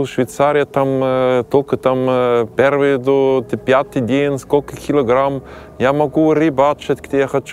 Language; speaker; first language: Russian; non-native, learner; German